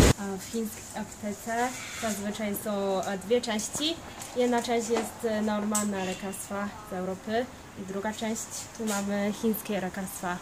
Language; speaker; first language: Polish; non-native, learner; Chinese